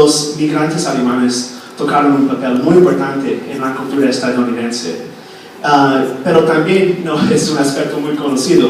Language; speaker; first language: Spanish; non-native, fluent; English